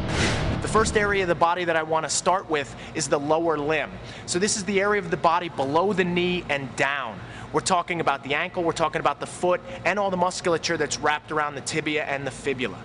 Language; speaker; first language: English; native; English